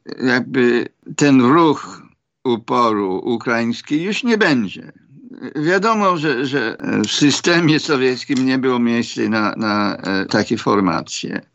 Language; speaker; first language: Polish; non-native, fluent; English